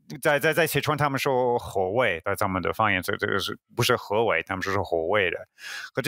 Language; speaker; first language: Chinese; non-native, fluent; English